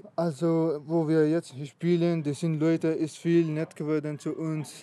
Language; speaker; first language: German; non-native, fluent; Persian